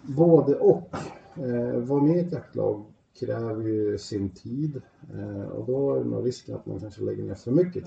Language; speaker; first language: Swedish; native; Swedish